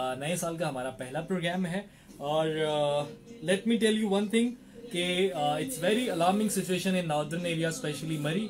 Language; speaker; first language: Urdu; non-native, local second language; Punjabi